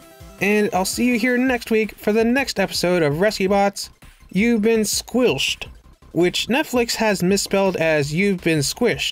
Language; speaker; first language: English; native; English